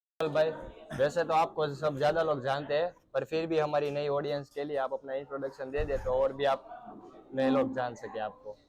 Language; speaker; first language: Hindi; non-native, local second language; Gujarati